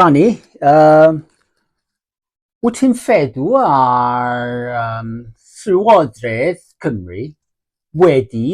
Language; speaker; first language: Welsh; non-native, learner; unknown